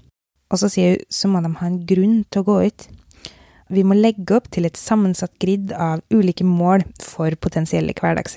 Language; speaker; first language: Norwegian; native; Norwegian